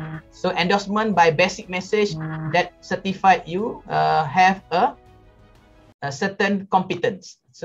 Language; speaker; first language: English; non-native, local second language; Malay